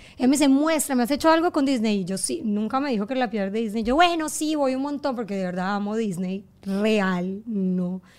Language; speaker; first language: Spanish; native; Spanish